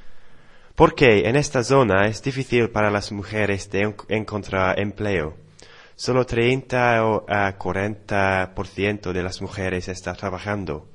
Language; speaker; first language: Spanish; non-native, learner; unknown